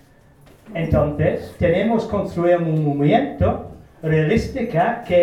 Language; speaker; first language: Spanish; non-native, learner; Turkish